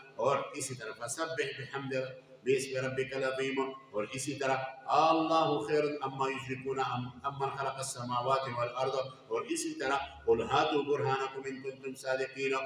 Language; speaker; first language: Urdu; non-native, local second language; Pashto